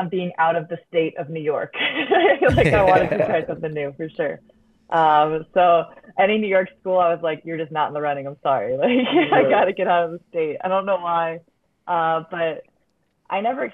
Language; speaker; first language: English; native; English